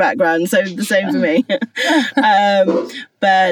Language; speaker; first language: English; native; English